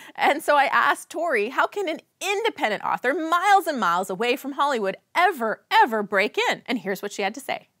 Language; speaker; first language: English; native; English